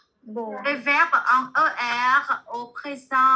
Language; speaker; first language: French; non-native, fluent; Vietnamese